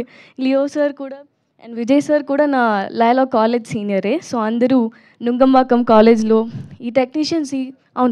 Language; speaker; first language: Telugu; non-native, learner; Tamil